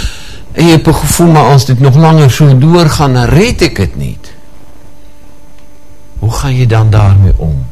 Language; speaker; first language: Dutch; non-native, fluent; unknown